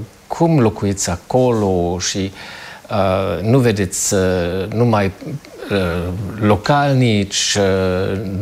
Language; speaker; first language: Romanian; non-native, fluent; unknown